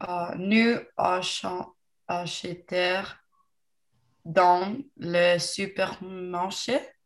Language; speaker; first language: French; non-native, learner; English